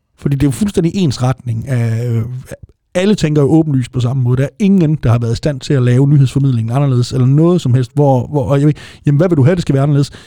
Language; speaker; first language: Danish; native; Danish